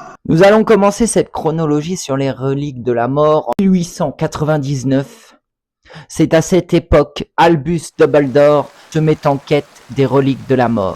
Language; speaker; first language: French; native; French